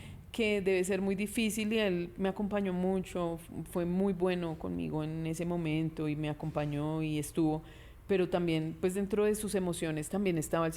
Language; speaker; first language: Spanish; native; Spanish